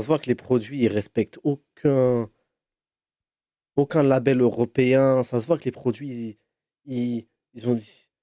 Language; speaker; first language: French; native; French